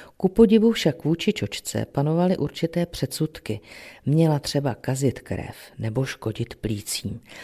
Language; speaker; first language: Czech; native; Czech